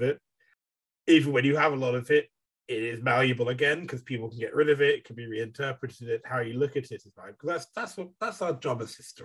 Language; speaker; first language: English; native; English